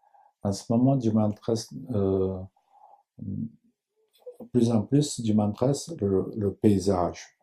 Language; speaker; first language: French; non-native, fluent; Japanese